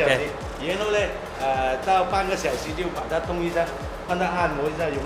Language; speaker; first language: Chinese; native; Chinese